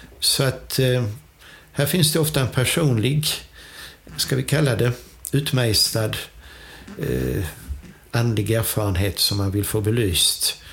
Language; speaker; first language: Swedish; native; Swedish